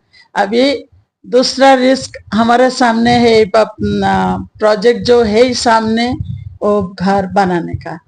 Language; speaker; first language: Hindi; non-native, local second language; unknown